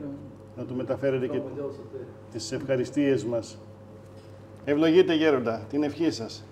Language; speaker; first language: Greek; native; Greek